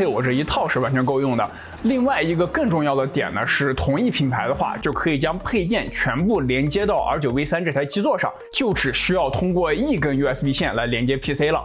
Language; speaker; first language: Chinese; native; Chinese